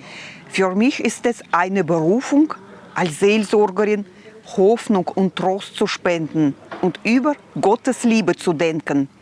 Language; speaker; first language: German; non-native, fluent; Russian